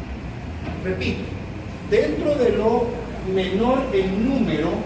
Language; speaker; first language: Spanish; native; Spanish